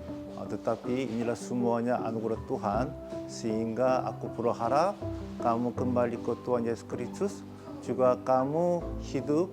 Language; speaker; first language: Indonesian; non-native, fluent; Korean